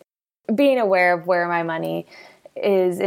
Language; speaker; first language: English; native; English